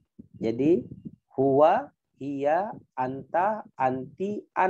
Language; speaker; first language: Arabic; non-native, fluent; Indonesian